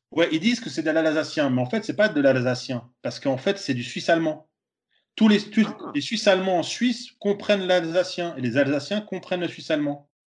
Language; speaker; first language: French; native; French